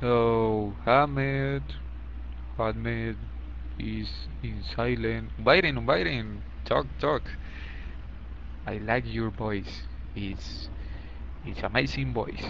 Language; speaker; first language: English; non-native, learner; Spanish